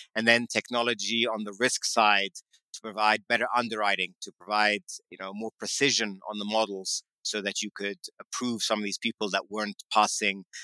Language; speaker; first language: English; native; English